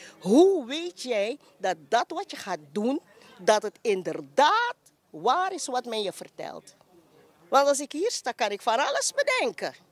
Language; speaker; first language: Dutch; native; Dutch